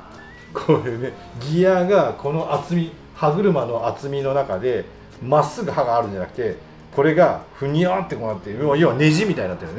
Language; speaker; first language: Japanese; native; Japanese